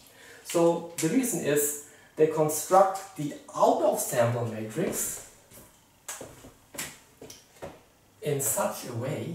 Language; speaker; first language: English; non-native, fluent; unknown